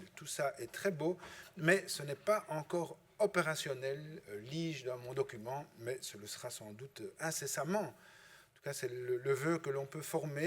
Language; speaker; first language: French; native; French